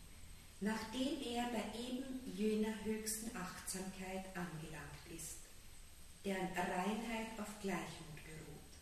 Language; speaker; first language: German; native; German